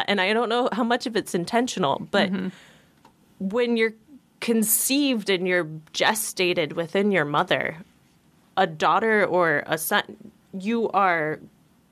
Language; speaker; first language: English; native; English